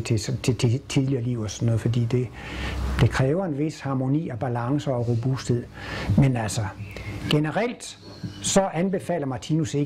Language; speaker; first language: Danish; native; Danish